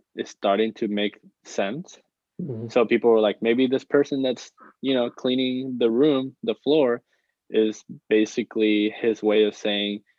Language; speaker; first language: English; non-native, fluent; Spanish